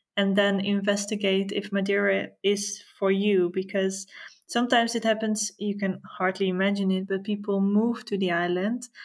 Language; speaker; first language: English; non-native, fluent; Dutch